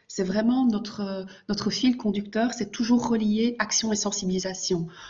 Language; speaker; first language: French; native; French